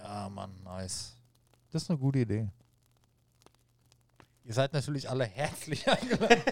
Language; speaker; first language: German; native; German